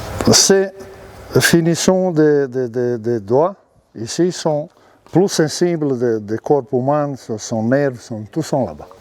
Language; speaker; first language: French; non-native, learner; Serbian